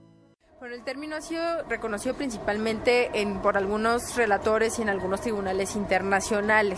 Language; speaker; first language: Spanish; native; Spanish